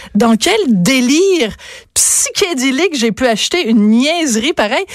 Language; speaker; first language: French; native; French